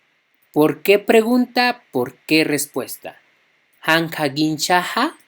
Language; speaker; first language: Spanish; non-native, local second language; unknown